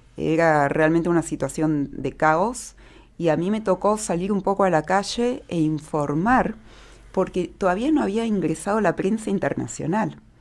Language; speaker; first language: Spanish; early bilingual, other home language; Hebrew